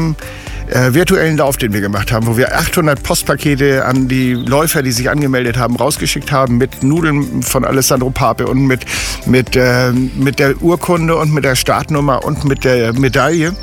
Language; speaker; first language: German; native; German